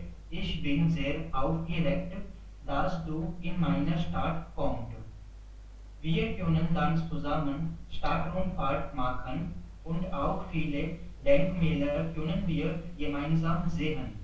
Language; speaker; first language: German; non-native, learner; Hindi